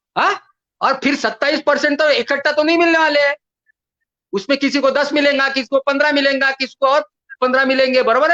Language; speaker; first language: Hindi; non-native, local second language; Marathi